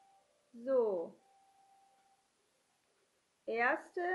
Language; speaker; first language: German; non-native, learner; Chinese